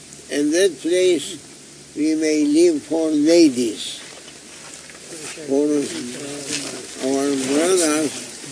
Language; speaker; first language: English; non-native, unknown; Turkish